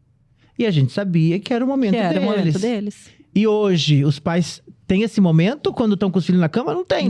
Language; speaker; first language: Portuguese; native; Portuguese